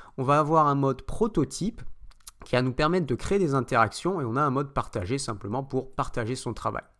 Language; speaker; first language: French; native; French